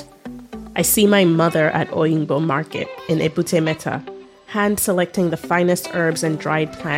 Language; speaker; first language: English; non-native, local second language; Yoruba